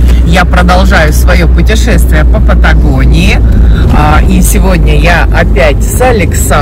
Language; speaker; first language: Russian; native; Russian